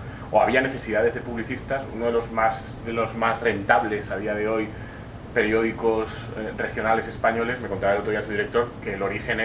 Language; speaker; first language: Spanish; native; Spanish